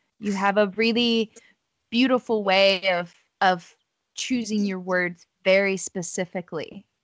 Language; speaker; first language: English; native; English